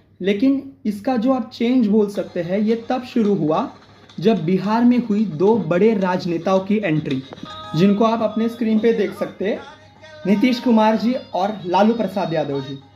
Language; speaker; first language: Hindi; non-native, local second language; Marathi